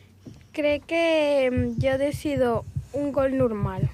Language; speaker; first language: Catalan; non-native, local second language; Spanish